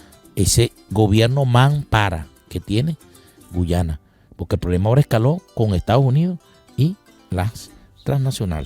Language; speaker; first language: Spanish; native; Spanish